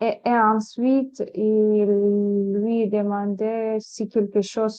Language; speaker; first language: French; non-native, learner; Ukrainian